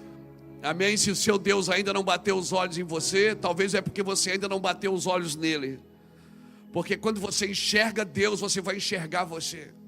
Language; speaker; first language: Portuguese; native; Portuguese